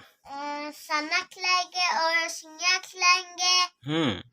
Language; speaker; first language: Hindi; non-native, local second language; Assamese